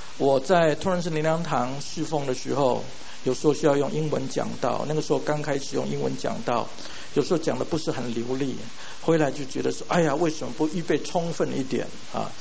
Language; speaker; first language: Chinese; non-native, local second language; Min Nan Chinese